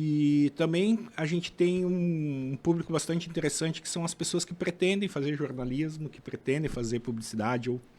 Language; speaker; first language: Portuguese; native; Portuguese